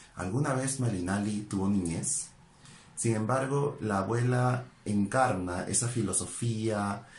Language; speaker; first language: Spanish; native; Spanish